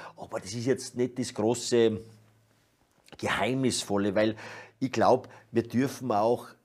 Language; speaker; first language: German; native; German